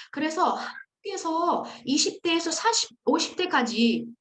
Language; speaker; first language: Korean; non-native, fluent; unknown